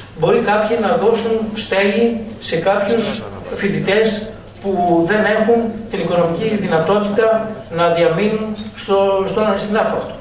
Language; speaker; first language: Greek; native; Greek